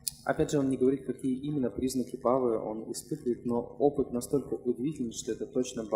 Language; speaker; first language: Russian; native; Russian